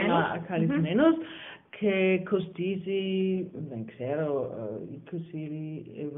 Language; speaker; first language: Greek; non-native, learner; German